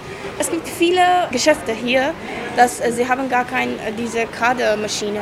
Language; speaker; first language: German; non-native, learner; Persian